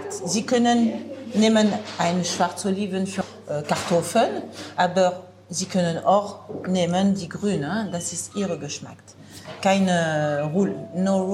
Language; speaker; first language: German; non-native, learner; French